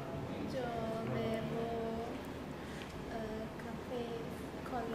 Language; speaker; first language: Spanish; non-native, learner; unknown